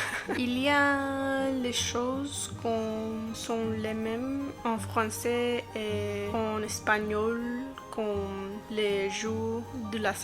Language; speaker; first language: French; non-native, learner; English